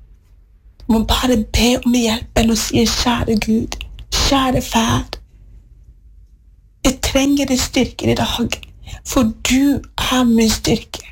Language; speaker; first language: Norwegian; non-native, fluent; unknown